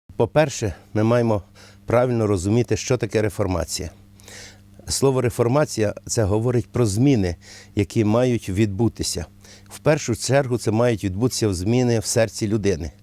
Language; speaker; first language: Ukrainian; native; Ukrainian